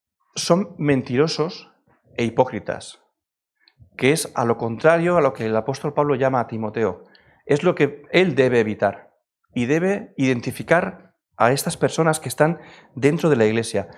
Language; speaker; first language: Spanish; native; Spanish